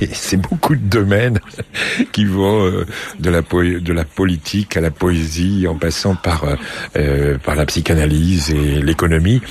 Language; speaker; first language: French; native; French